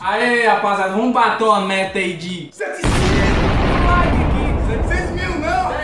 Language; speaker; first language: Portuguese; native; Portuguese